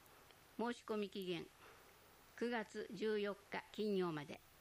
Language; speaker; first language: Japanese; native; Japanese